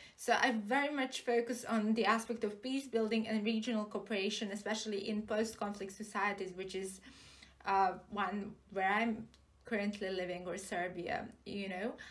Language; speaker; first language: English; non-native, fluent; Serbian